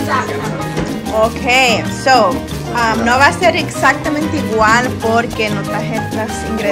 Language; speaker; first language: Spanish; early bilingual, heritage; Spanish